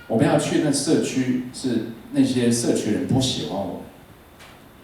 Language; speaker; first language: Chinese; native; Chinese